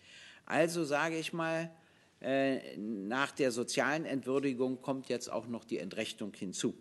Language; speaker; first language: German; native; German